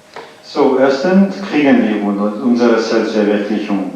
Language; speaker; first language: German; non-native, fluent; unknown